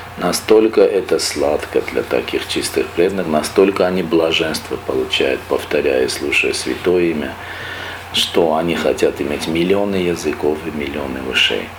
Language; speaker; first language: Russian; non-native, local second language; Armenian